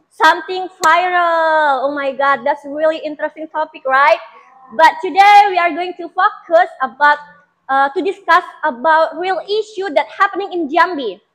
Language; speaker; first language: English; non-native, fluent; Indonesian